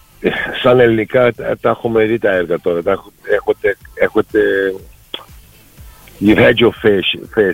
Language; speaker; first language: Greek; early bilingual, heritage; Greek